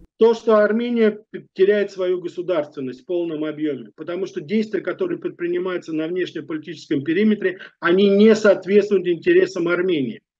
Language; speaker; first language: Russian; native; Russian